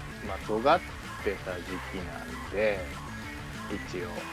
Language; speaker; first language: Japanese; native; Japanese